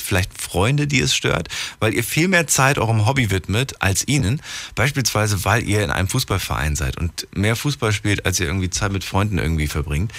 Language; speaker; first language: German; native; German